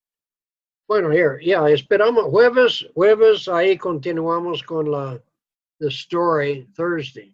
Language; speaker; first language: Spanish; non-native, fluent; English